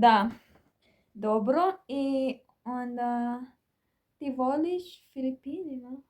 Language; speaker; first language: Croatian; non-native, learner; Filipino